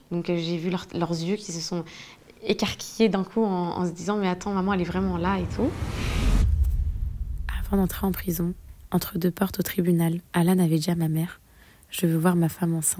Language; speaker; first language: French; native; French